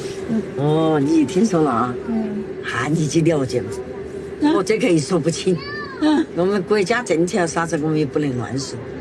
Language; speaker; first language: Chinese; native; Chinese